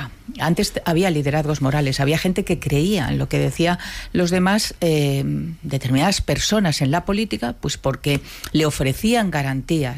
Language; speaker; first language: Spanish; native; Spanish